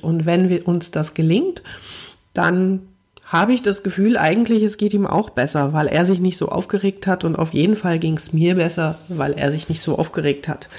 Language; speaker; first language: German; native; German